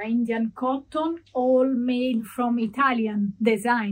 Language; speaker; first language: English; non-native, learner; Italian